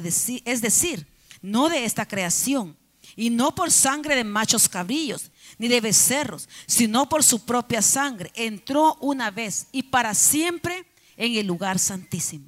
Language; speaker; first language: Spanish; native; Spanish